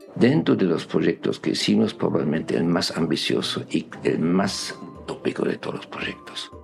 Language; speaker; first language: Spanish; non-native, fluent; German